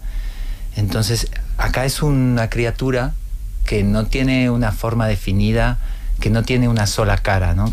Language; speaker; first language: Spanish; non-native, fluent; Portuguese